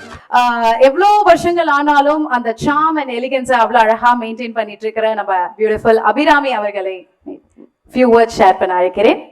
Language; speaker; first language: Tamil; native; Tamil